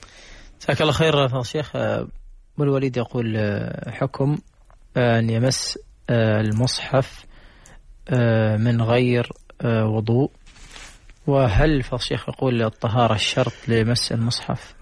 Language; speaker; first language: Arabic; native; Arabic